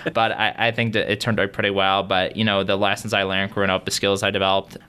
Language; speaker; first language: English; native; English